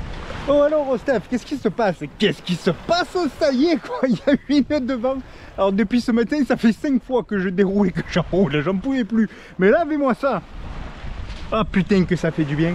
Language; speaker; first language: French; native; French